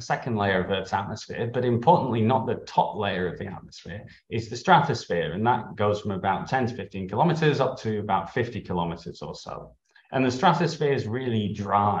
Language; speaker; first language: English; native; English